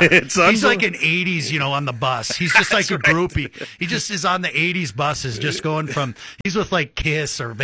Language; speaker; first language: English; native; English